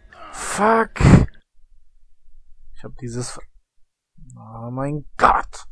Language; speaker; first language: German; native; German